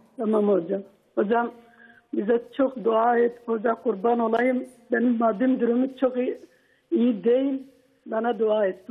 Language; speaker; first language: Turkish; non-native, local second language; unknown